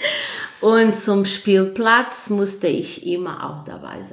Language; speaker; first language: German; non-native, fluent; Portuguese